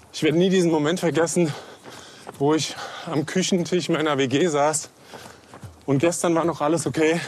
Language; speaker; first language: German; native; German